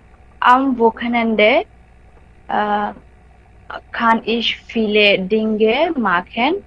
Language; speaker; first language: German; non-native, learner; Bangla